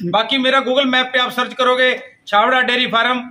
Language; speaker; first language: Hindi; native; Hindi